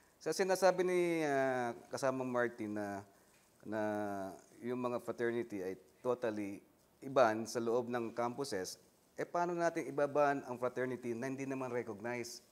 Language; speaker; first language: Filipino; native; Filipino